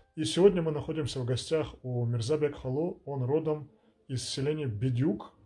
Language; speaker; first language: Russian; non-native, local second language; Lezghian